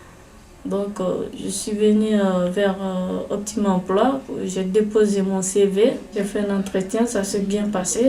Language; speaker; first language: French; non-native, learner; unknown